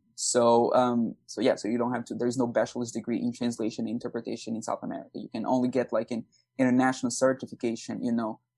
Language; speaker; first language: English; non-native, fluent; Portuguese